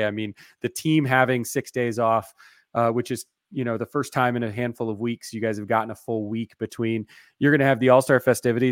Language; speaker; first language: English; native; English